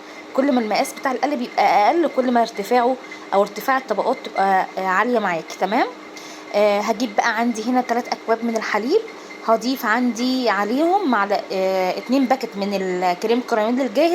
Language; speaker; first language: Arabic; native; Arabic